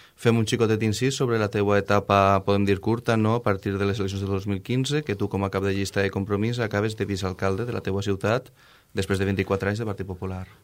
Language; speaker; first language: Catalan; native; Catalan